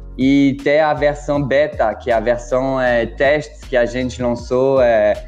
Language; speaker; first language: Portuguese; non-native, fluent; French